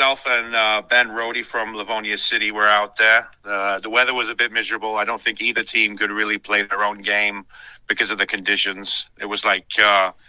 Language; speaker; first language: English; native; English